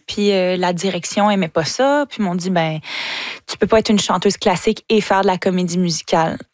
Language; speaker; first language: French; native; French